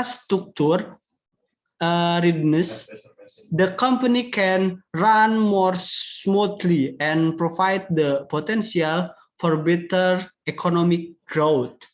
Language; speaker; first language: English; non-native, learner; Indonesian